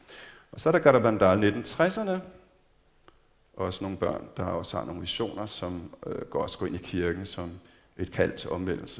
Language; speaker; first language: Danish; native; Danish